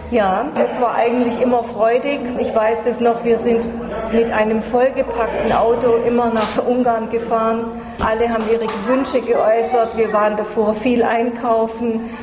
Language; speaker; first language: German; native; German